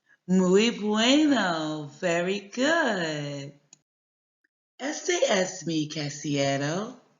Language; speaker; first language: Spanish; non-native, learner; English